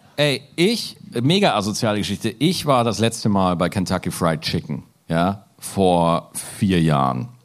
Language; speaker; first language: German; native; German